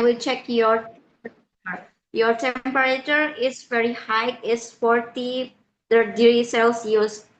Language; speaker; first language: English; non-native, learner; Indonesian